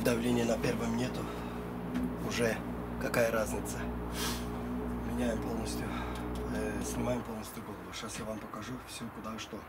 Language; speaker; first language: Russian; non-native, fluent; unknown